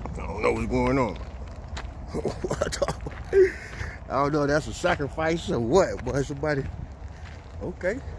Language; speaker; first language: English; native; English